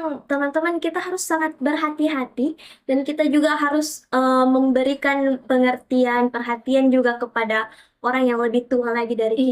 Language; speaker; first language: Indonesian; native; Indonesian